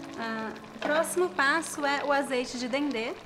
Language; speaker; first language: Portuguese; native; Portuguese